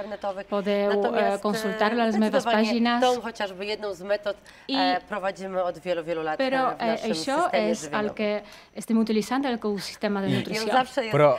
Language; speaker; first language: Catalan; non-native, learner; Polish